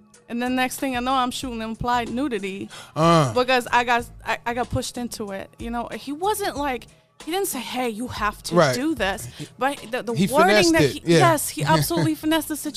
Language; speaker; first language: English; non-native, fluent; Polish